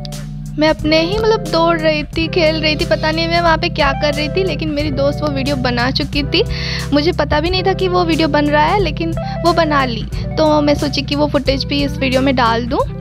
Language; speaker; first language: Hindi; native; Hindi